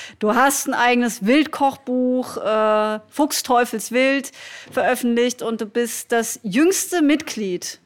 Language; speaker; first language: German; native; German